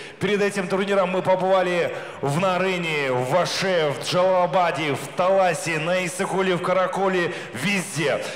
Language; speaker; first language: Russian; non-native, local second language; Kyrgyz